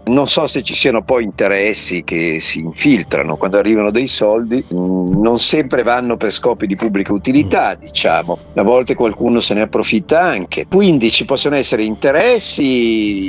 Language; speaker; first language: Italian; native; Italian